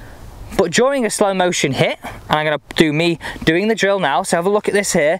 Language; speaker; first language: English; native; English